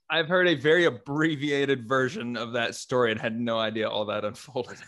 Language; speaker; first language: English; native; English